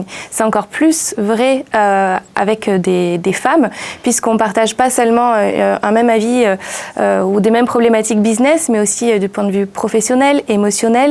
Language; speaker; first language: French; native; French